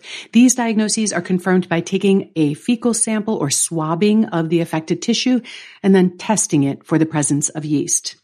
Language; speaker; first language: English; native; English